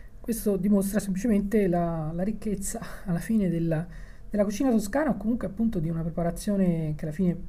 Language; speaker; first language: Italian; native; Italian